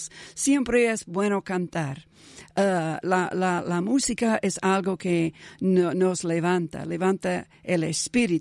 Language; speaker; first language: Spanish; non-native, fluent; English